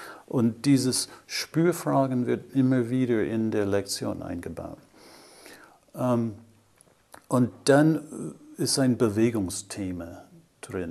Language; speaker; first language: German; non-native, fluent; English